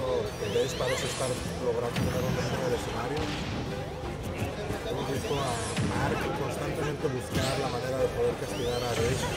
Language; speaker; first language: Spanish; native; Spanish